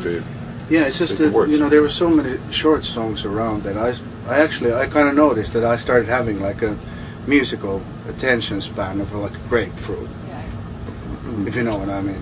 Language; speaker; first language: English; non-native, fluent; Finnish